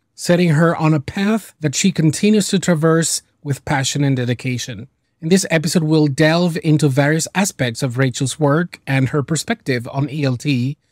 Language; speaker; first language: English; early bilingual, other home language; Spanish